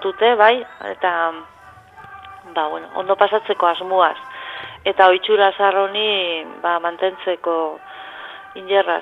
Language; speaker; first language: Basque; native; Basque